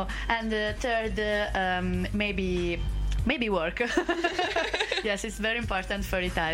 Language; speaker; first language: English; non-native, learner; Italian